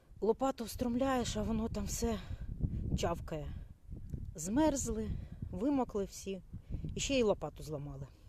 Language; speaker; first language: Ukrainian; native; Ukrainian